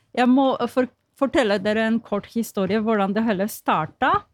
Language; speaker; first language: Norwegian; non-native, fluent; Polish